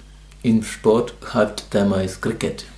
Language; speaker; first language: German; non-native, learner; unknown